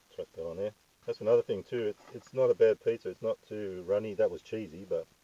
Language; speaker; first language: English; native; English